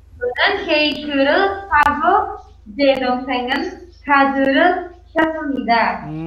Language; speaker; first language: Korean; non-native, learner; Indonesian